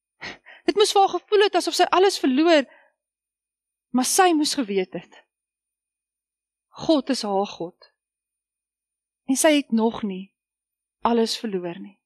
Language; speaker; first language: Afrikaans; native; Afrikaans